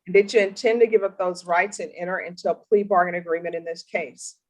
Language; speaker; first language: English; native; English